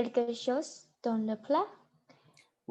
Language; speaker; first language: French; non-native, learner; Chinese